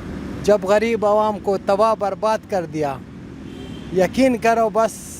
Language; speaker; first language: Hindi; non-native, local second language; Pashto